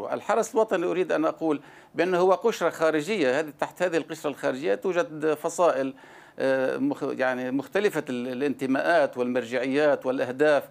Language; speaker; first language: Arabic; native; Arabic